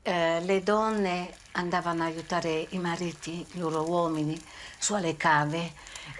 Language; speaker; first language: Italian; native; Italian